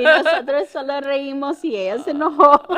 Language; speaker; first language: Spanish; early bilingual, heritage; Spanish